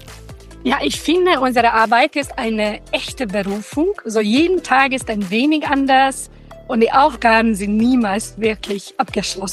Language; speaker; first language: German; non-native, fluent; Hungarian